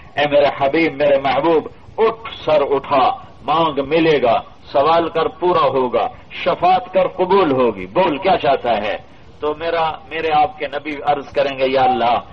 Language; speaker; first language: Urdu; non-native, local second language; Punjabi